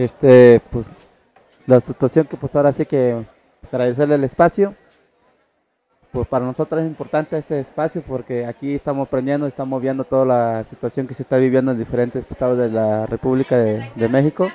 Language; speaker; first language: Spanish; non-native, local second language; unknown